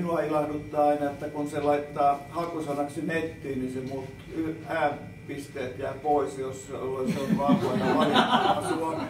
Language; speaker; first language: Finnish; native; Finnish